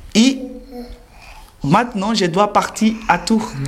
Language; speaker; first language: French; non-native, learner; Portuguese